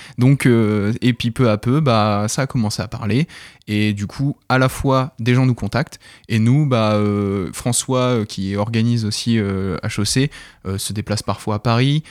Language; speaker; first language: French; native; French